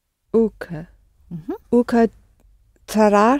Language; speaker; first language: Portuguese; non-native, learner; English